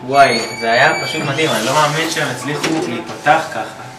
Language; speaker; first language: Hebrew; native; Hebrew